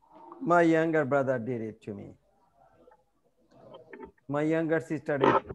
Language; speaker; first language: English; non-native, fluent; Bangla